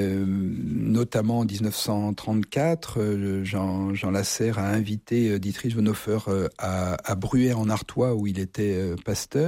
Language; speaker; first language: French; native; French